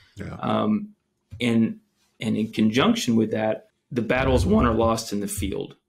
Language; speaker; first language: English; native; English